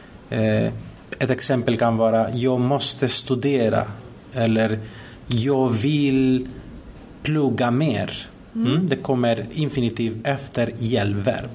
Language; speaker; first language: Swedish; non-native, fluent; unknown